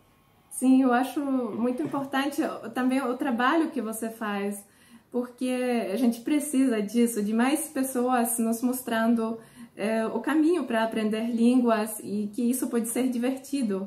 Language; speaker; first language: Portuguese; non-native, fluent; Polish